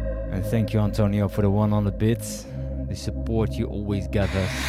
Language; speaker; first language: English; non-native, fluent; Dutch